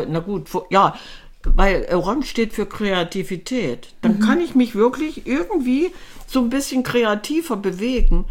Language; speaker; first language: German; native; German